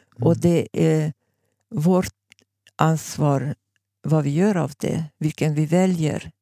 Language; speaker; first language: Swedish; non-native, fluent; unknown